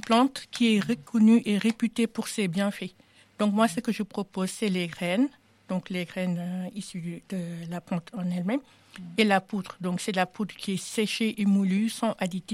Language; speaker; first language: French; non-native, local second language; Wolof